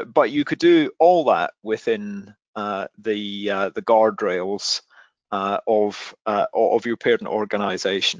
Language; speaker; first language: English; native; English